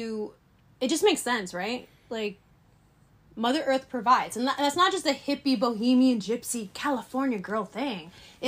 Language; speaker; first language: English; native; English